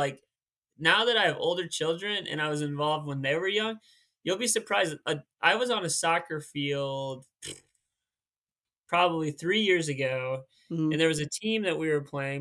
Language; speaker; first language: English; native; English